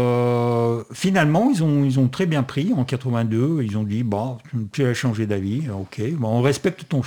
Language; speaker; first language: French; non-native, fluent; Russian